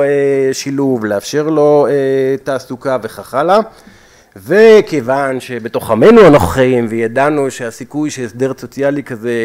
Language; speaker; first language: Hebrew; native; Hebrew